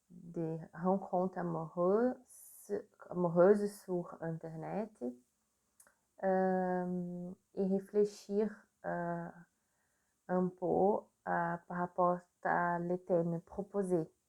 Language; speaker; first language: French; non-native, learner; Portuguese